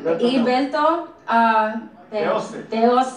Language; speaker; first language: Spanish; early bilingual, heritage; English